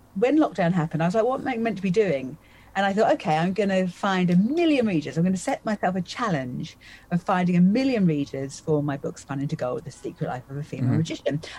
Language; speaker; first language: English; native; English